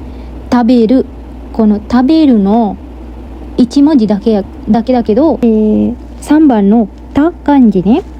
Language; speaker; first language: Japanese; non-native, fluent; Sinhala